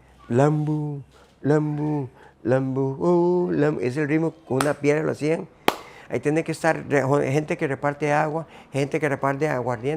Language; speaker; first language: Spanish; native; Spanish